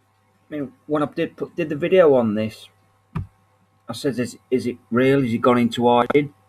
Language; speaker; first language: English; native; English